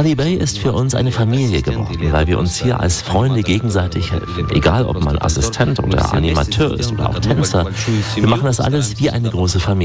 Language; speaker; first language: German; native; German